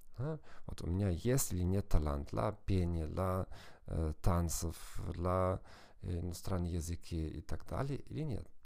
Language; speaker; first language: Russian; non-native, fluent; German